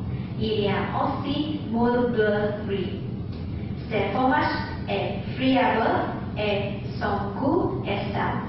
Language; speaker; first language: French; non-native, learner; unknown